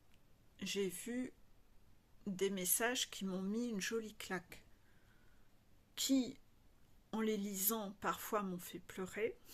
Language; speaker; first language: French; native; French